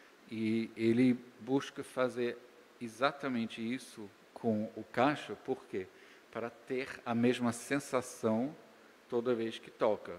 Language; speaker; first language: Portuguese; native; Portuguese